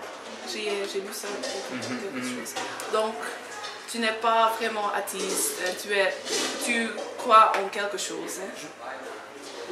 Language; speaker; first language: French; non-native, learner; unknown